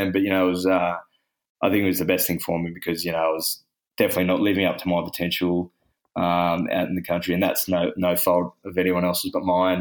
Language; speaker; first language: English; native; English